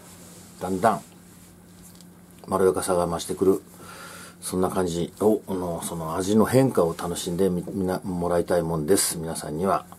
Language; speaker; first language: Japanese; native; Japanese